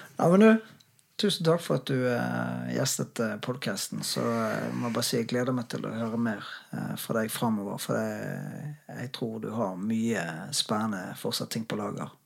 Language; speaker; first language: Norwegian; native; Norwegian